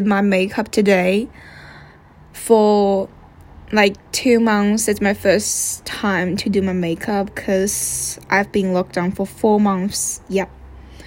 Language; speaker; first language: English; non-native, fluent; Chinese